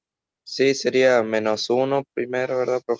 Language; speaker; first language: Spanish; native; Spanish